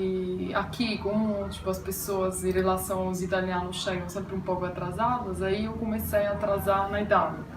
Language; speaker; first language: Portuguese; non-native, fluent; Italian